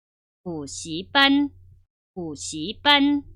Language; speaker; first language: Chinese; non-native, fluent; Korean